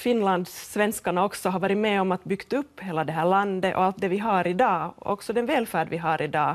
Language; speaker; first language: Swedish; native; Swedish